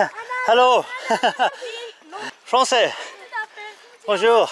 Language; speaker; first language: French; non-native, learner; English